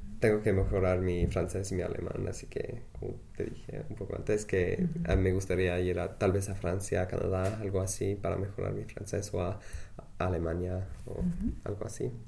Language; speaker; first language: Spanish; non-native, fluent; English